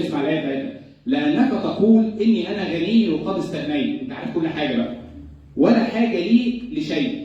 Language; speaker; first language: Arabic; native; Arabic